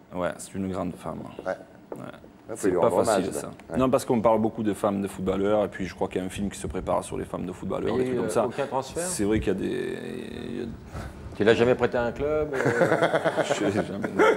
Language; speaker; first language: French; native; French